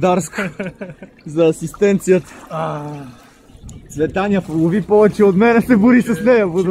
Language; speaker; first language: Bulgarian; native; Bulgarian